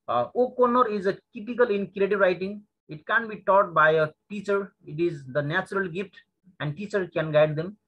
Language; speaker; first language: English; non-native, local second language; Nepali